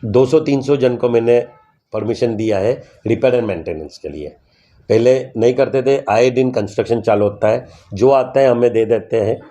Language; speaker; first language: Hindi; non-native, local second language; Gujarati